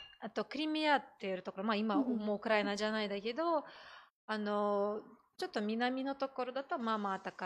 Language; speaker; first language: Japanese; non-native, fluent; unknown